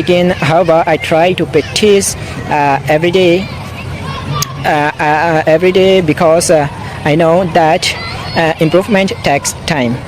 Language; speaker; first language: English; non-native, learner; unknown